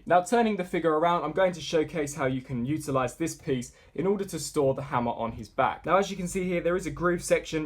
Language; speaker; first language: English; native; English